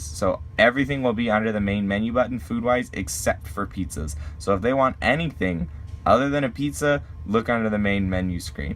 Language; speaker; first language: English; native; English